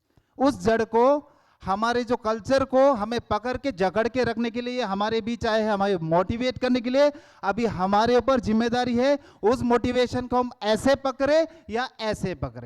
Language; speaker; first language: Hindi; non-native, local second language; Kok Borok